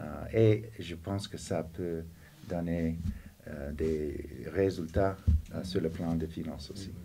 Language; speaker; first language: French; non-native, fluent; English